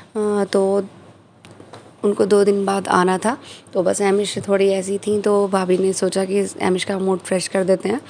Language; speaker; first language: Hindi; native; Hindi